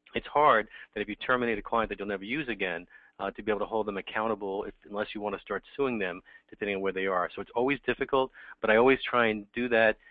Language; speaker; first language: English; native; English